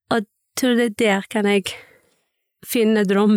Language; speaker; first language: Norwegian; early bilingual, other home language; Persian